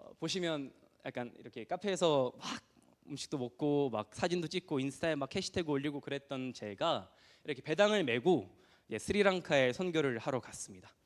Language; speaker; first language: Korean; early bilingual, heritage; Korean